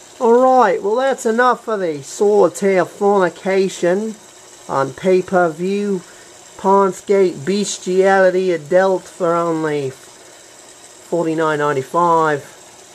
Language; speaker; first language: English; native; English